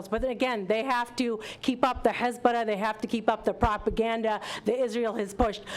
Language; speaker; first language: English; non-native, fluent; Arabic